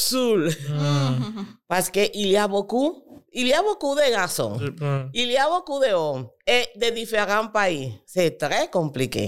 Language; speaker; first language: French; non-native, learner; Spanish